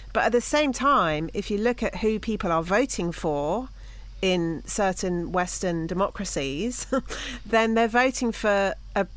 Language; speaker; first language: English; native; English